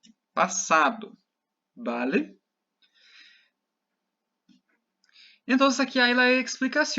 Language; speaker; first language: Spanish; non-native, fluent; Portuguese